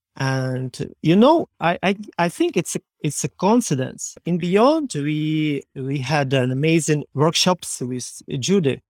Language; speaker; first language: English; non-native, learner; Ukrainian